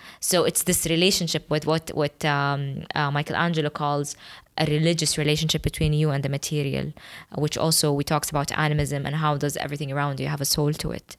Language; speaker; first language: English; non-native, fluent; Arabic